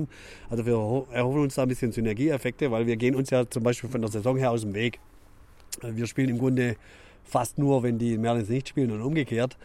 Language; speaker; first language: German; native; German